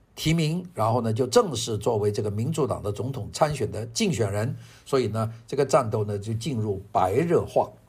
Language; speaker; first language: Chinese; native; Chinese